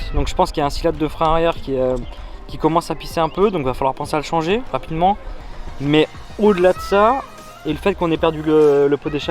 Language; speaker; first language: French; native; French